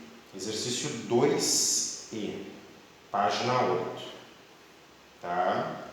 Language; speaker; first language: Portuguese; native; Portuguese